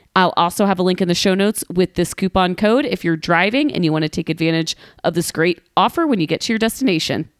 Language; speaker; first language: English; native; English